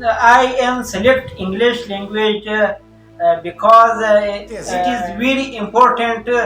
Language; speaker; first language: English; non-native, learner; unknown